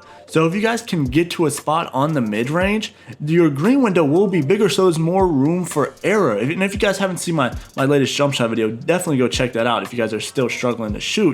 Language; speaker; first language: English; native; English